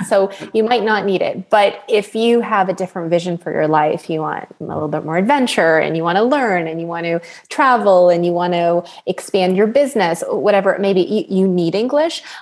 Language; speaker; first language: English; native; English